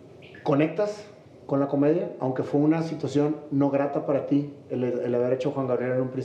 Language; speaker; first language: Spanish; native; Spanish